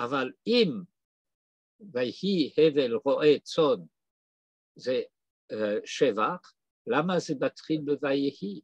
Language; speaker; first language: Hebrew; non-native, fluent; French